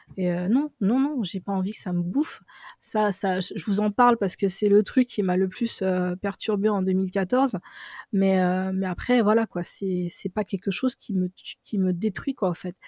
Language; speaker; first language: French; early bilingual, other home language; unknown